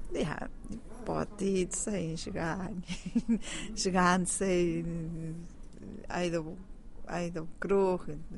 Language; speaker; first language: Slovenian; early bilingual, heritage; Spanish